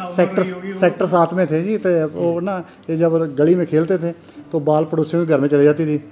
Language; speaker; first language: Hindi; non-native, local second language; Punjabi